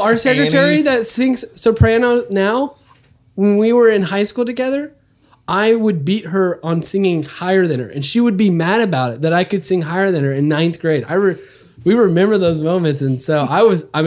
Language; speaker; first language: English; native; English